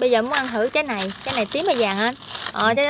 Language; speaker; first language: Vietnamese; native; Vietnamese